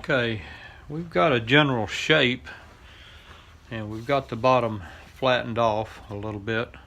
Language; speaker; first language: English; native; English